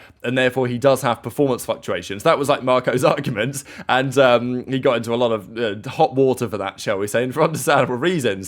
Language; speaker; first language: English; native; English